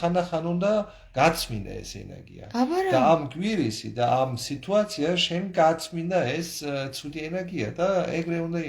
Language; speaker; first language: Georgian; early bilingual, heritage; Georgian